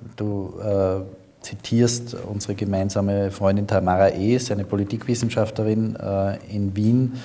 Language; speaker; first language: German; native; German